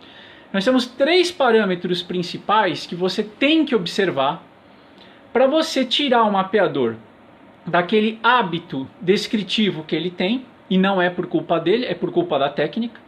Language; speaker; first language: Portuguese; native; Portuguese